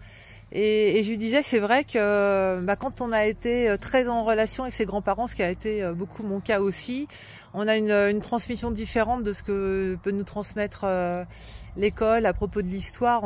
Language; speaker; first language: French; native; French